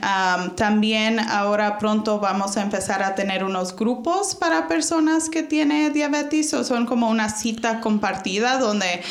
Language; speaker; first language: Spanish; early bilingual, heritage; Spanish